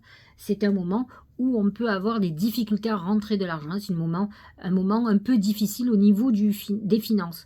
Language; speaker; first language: French; native; French